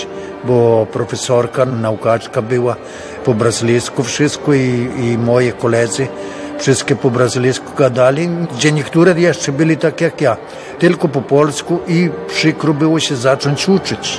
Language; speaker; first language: Polish; early bilingual, heritage; Polish